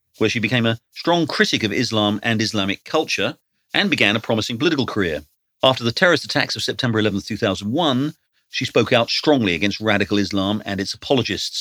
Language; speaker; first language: English; native; English